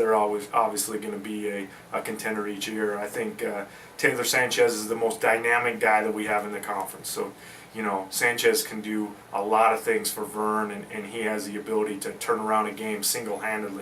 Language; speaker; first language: English; native; English